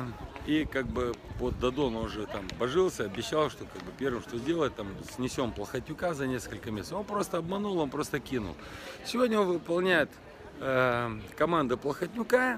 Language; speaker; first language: Russian; native; Russian